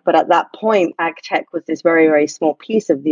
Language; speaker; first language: English; native; English